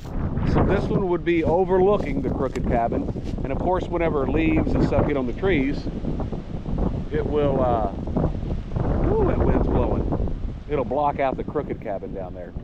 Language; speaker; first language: English; native; English